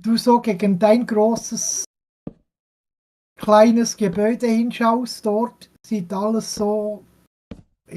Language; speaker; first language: German; non-native, fluent; French